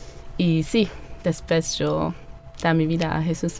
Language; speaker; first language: Spanish; non-native, learner; German